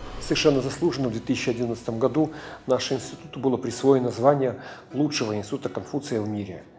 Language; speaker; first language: Russian; native; Russian